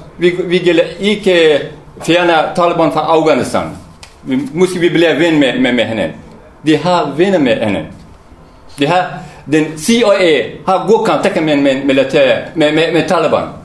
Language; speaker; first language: Danish; non-native, learner; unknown